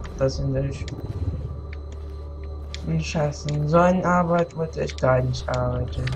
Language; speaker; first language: German; non-native, local second language; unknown